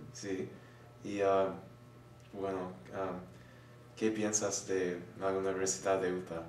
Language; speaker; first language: Spanish; non-native, learner; English